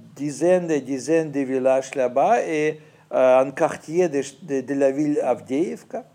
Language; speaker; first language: French; non-native, fluent; Ukrainian